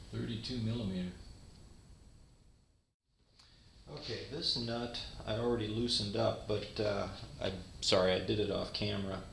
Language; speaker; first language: English; native; English